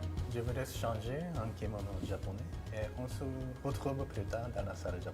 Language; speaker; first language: French; non-native, fluent; Japanese